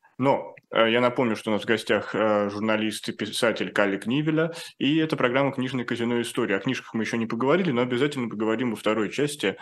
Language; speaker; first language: Russian; native; Russian